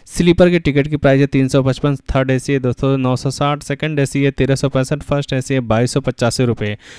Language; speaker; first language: Hindi; native; Hindi